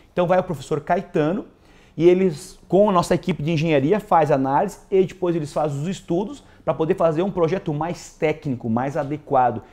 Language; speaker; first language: Portuguese; native; Portuguese